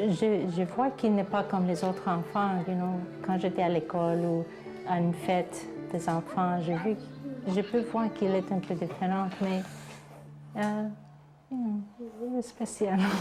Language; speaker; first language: French; non-native, learner; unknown